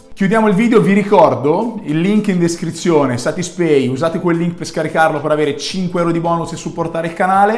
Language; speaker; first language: Italian; native; Italian